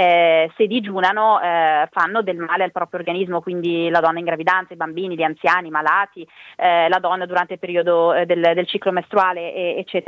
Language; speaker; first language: Italian; native; Italian